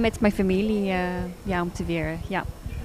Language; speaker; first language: Dutch; non-native, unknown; English